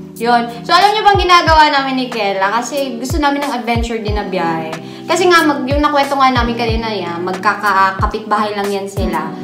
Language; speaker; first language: Filipino; native; Filipino